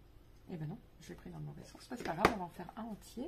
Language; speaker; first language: French; native; French